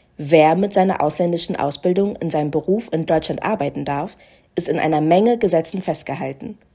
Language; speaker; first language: German; native; German